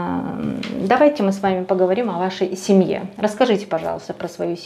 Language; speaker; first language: Russian; non-native, fluent; Uzbek